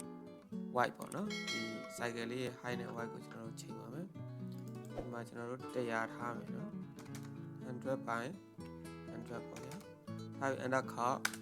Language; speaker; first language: Burmese; native; Burmese